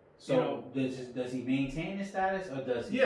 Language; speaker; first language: English; native; English